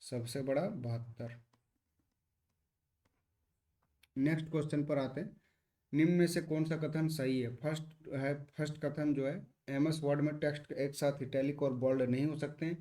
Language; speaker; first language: Hindi; native; Hindi